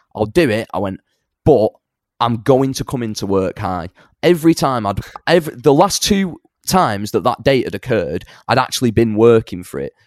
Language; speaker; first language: English; native; English